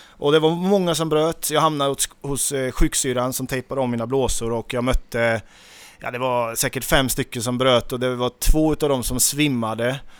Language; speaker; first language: Swedish; native; Swedish